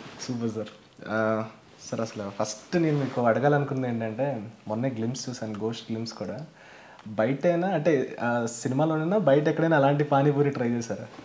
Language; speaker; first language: Telugu; native; Telugu